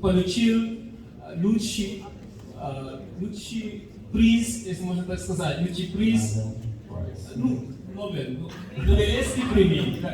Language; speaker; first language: Russian; non-native, fluent; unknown